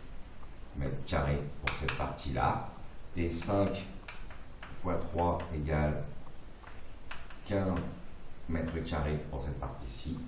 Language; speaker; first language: French; native; French